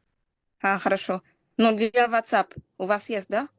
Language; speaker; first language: Russian; non-native, learner; Portuguese